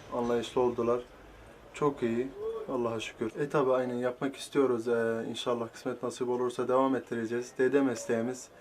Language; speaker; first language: Turkish; early bilingual, other home language; Arabic